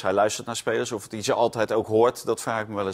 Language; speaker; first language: Dutch; native; Dutch